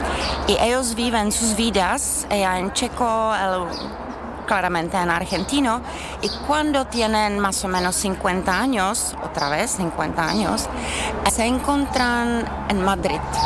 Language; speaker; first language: Spanish; non-native, learner; Czech